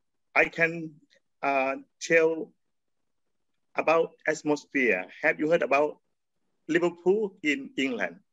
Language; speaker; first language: English; non-native, learner; Thai